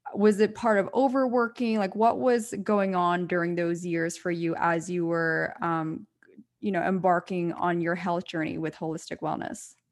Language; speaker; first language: English; native; English